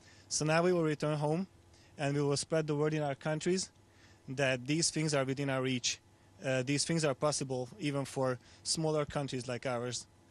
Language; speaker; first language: English; non-native, fluent; Hungarian